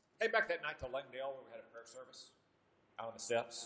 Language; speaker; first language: English; native; English